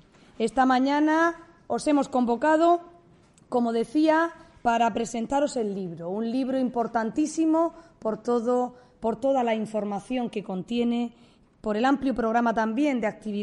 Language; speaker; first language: Spanish; native; Spanish